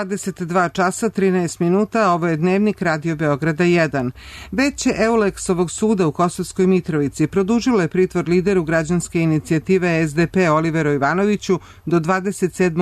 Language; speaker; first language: Serbian; native; Serbian